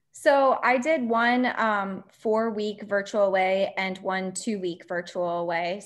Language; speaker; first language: English; native; English